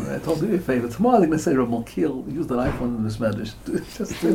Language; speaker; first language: English; native; English